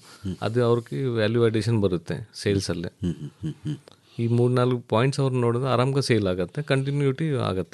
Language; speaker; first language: Kannada; non-native, learner; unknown